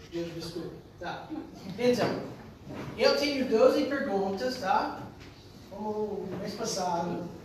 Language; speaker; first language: Portuguese; non-native, fluent; English